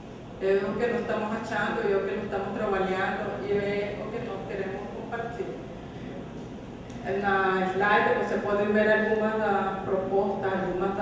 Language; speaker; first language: Portuguese; non-native, fluent; Spanish